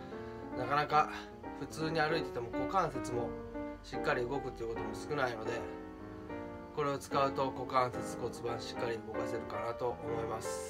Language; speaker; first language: Japanese; native; Japanese